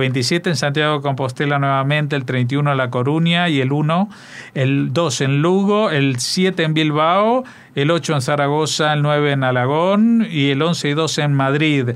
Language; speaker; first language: Spanish; native; Spanish